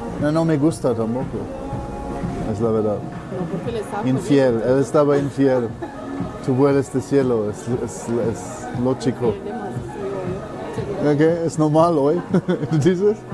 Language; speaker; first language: Spanish; non-native, learner; German